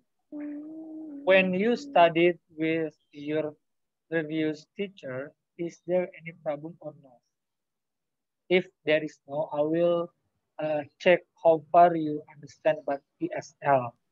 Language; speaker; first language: English; non-native, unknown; Indonesian